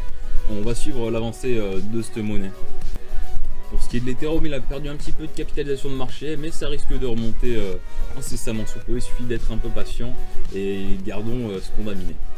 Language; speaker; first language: French; native; French